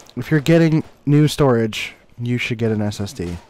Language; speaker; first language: English; native; English